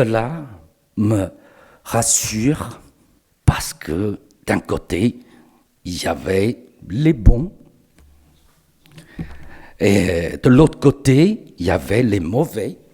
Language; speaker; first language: French; non-native, fluent; Chinese